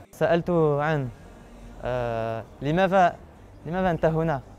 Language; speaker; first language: Arabic; non-native, learner; French